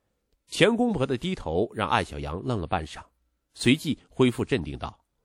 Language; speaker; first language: Chinese; native; Chinese